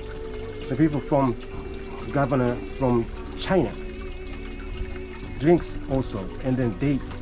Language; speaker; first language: English; non-native, learner; Japanese